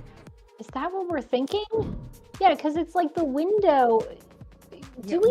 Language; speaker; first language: English; native; English